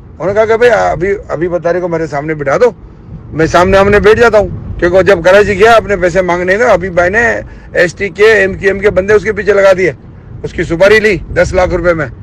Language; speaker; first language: Urdu; native; Urdu